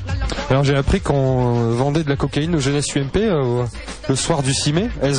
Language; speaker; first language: French; native; French